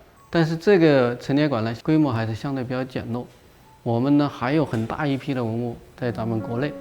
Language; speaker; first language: Chinese; native; Chinese